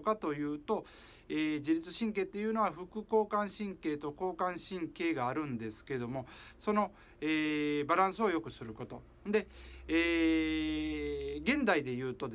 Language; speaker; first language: Japanese; native; Japanese